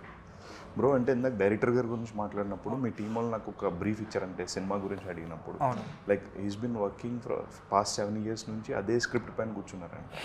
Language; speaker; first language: Telugu; native; Telugu